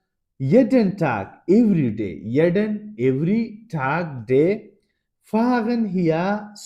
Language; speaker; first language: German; non-native, learner; Urdu